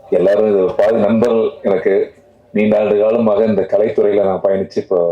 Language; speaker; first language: Tamil; native; Tamil